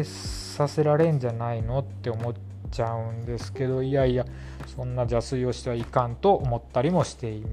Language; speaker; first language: Japanese; native; Japanese